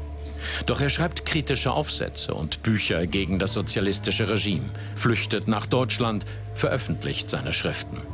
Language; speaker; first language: German; native; German